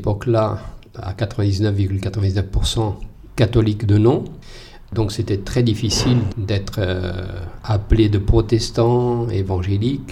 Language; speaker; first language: French; non-native, fluent; Portuguese